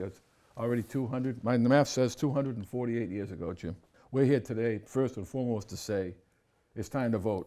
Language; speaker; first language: English; native; English